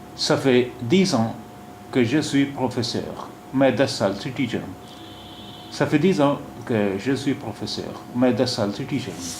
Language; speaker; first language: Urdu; native; Urdu